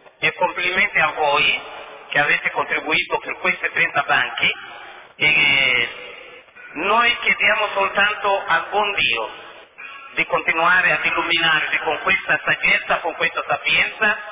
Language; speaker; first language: Italian; non-native, fluent; Portuguese